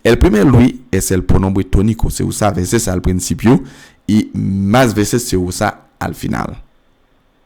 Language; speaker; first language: Spanish; non-native, fluent; French